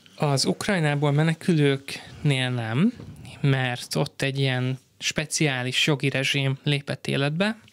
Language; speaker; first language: Hungarian; native; Hungarian